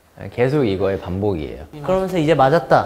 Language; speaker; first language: Korean; native; Korean